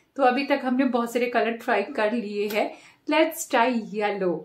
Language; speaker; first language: Hindi; non-native, local second language; Bangla